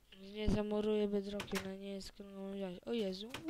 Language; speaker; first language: Polish; native; Polish